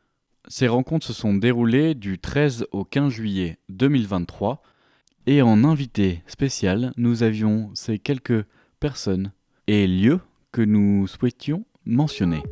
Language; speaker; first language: French; native; French